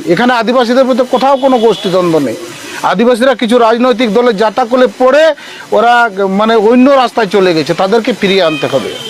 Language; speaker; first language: Bangla; non-native, local second language; Santali